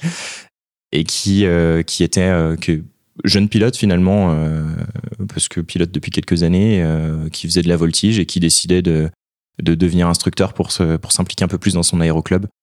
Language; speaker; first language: French; native; French